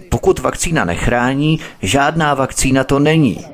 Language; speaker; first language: Czech; native; Czech